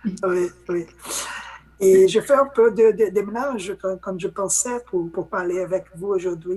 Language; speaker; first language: French; non-native, learner; Portuguese